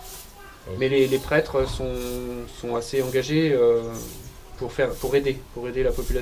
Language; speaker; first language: French; native; French